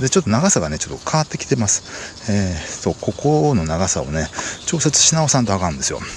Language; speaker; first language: Japanese; native; Japanese